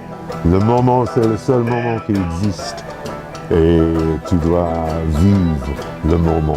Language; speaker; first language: French; non-native, fluent; English